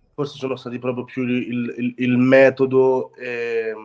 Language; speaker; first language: Italian; native; Italian